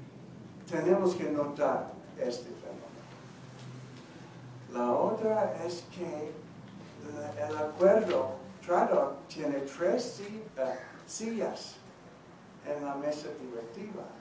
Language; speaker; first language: Spanish; non-native, learner; English